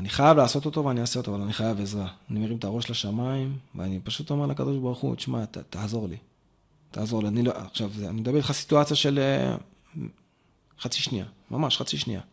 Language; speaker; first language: Hebrew; native; Hebrew